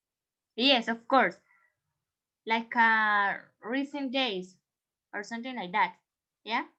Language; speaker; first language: English; non-native, learner; Spanish